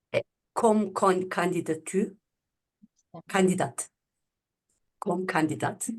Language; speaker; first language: French; non-native, learner; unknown